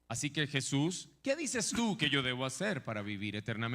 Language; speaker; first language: Spanish; native; Spanish